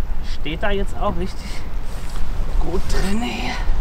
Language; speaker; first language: German; native; German